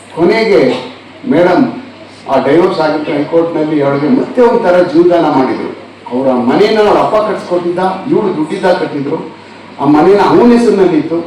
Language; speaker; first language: Kannada; native; Kannada